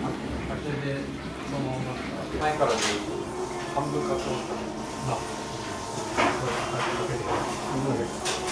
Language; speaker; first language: Japanese; non-native, fluent; Filipino